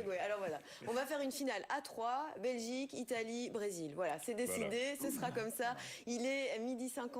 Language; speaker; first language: French; native; French